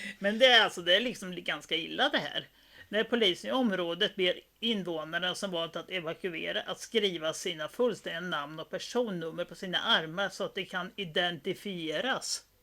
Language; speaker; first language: Swedish; native; Swedish